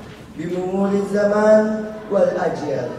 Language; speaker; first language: Arabic; non-native, learner; Indonesian